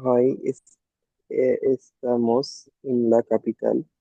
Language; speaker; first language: Spanish; non-native, learner; Bangla